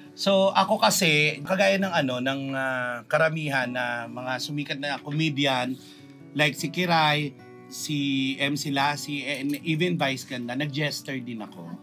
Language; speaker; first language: Filipino; non-native, local second language; Bikol